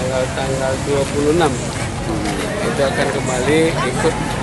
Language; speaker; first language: Indonesian; native; Indonesian